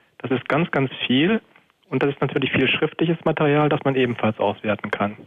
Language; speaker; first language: German; native; German